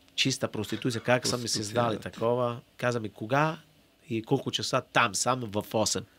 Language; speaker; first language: Bulgarian; non-native, learner; Italian